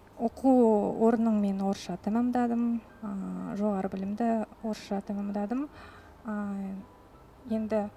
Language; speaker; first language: Kazakh; non-native, local second language; Russian